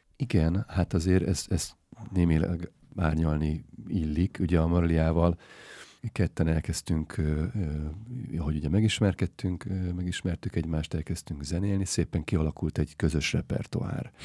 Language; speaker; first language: Hungarian; native; Hungarian